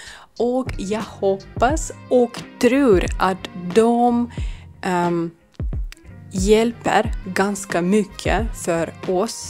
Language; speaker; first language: Swedish; non-native, learner; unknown